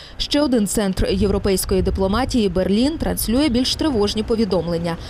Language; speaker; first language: Ukrainian; native; Ukrainian